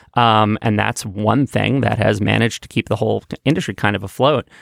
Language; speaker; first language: English; native; English